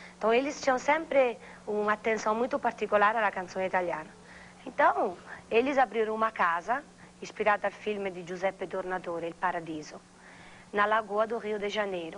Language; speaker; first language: Portuguese; non-native, fluent; Italian